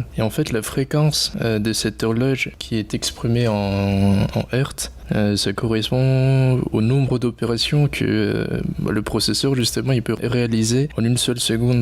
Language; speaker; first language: French; native; French